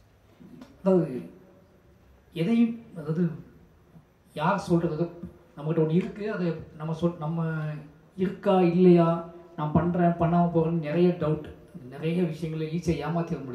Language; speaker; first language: Tamil; native; Tamil